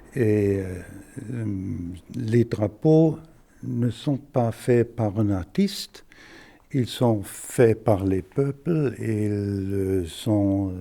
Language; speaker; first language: French; non-native, fluent; German